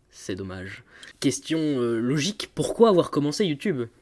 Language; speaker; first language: French; native; French